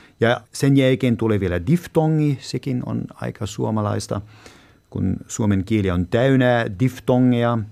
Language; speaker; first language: Finnish; non-native, fluent; German